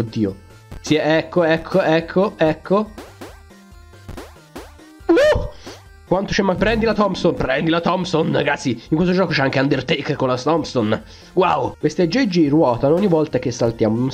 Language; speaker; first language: Italian; native; Italian